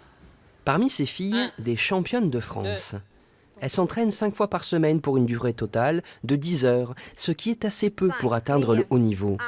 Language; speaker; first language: French; native; French